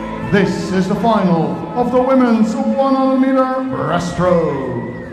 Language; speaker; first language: English; non-native, fluent; Dutch